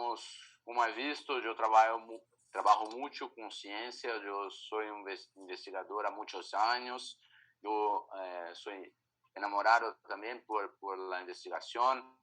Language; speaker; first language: Spanish; non-native, fluent; Portuguese